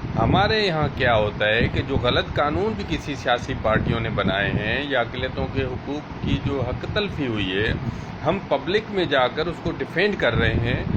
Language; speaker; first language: Urdu; non-native, local second language; Sindhi